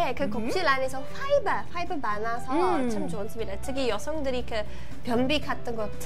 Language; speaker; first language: Korean; non-native, learner; English